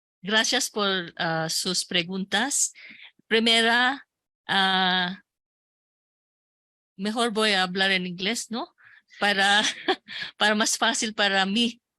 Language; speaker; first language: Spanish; non-native, local second language; Filipino